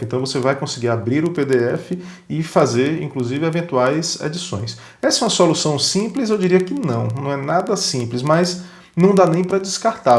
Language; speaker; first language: Portuguese; native; Portuguese